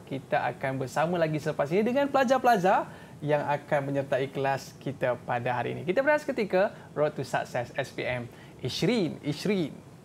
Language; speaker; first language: Malay; native; Malay